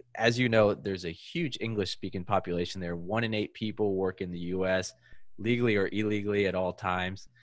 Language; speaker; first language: English; native; English